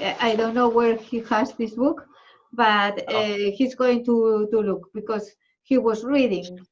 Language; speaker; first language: English; non-native, learner; Spanish